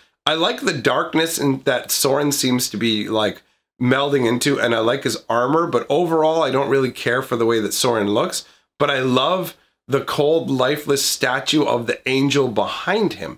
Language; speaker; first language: English; native; English